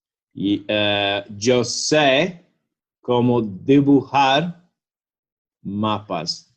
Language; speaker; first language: Spanish; non-native, learner; English